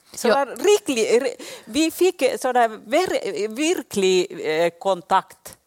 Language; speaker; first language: Swedish; non-native, local second language; Finnish